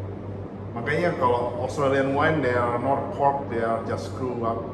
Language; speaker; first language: English; non-native, learner; Indonesian